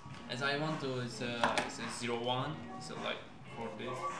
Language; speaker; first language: English; non-native, learner; Turkish